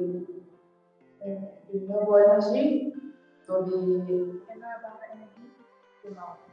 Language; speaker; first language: German; non-native, fluent; Japanese